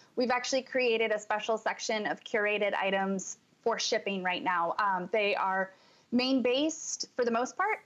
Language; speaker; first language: English; native; English